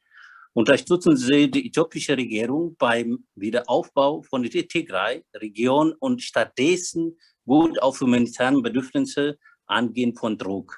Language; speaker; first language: German; non-native, learner; Amharic